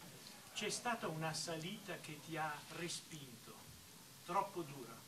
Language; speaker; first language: Italian; native; Italian